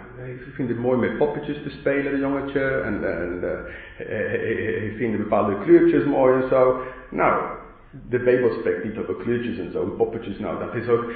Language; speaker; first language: Dutch; non-native, fluent; English